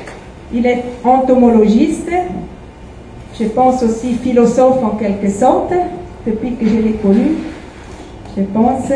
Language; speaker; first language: French; non-native, fluent; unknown